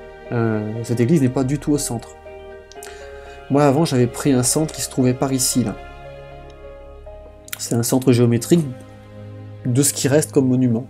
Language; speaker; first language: French; native; French